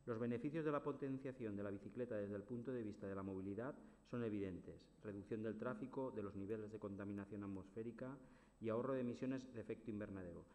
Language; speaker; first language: Spanish; non-native, local second language; Catalan